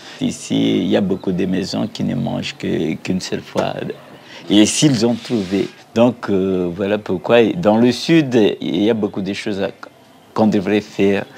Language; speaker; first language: French; non-native, local second language; Malagasy